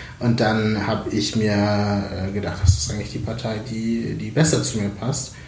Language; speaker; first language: German; native; German